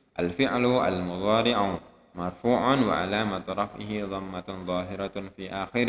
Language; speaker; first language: Arabic; non-native, fluent; Indonesian